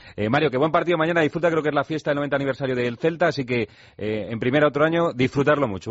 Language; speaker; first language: Spanish; native; Spanish